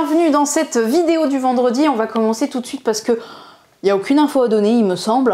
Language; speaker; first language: French; native; French